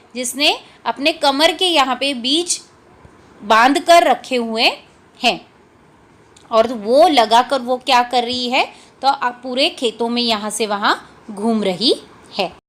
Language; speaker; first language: Hindi; non-native, local second language; Marathi